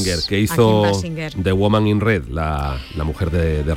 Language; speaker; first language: Spanish; native; Spanish